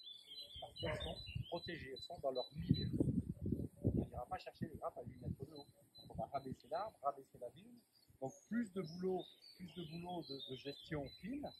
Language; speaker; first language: French; native; French